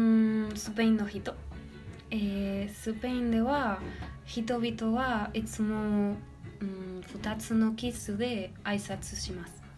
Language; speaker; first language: Japanese; non-native, learner; Spanish